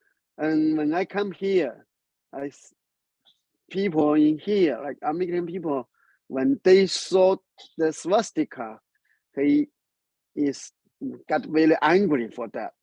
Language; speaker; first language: English; non-native, learner; Chinese